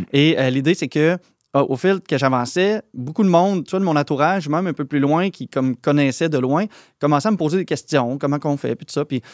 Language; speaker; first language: French; native; French